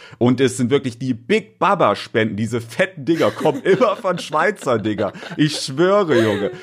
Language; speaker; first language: German; native; German